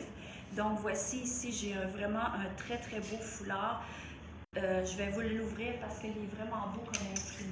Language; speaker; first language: French; native; French